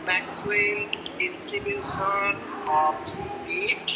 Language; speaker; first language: English; non-native, local second language; Bangla